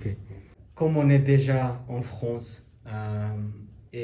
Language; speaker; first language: French; non-native, learner; Bangla